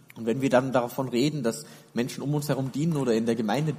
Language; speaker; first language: German; native; German